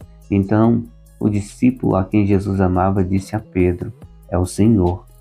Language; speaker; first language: Portuguese; native; Portuguese